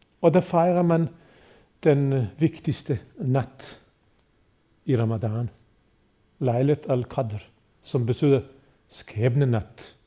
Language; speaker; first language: Danish; non-native, fluent; Bosnian